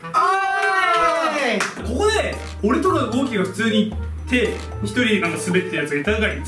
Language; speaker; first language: Japanese; native; Japanese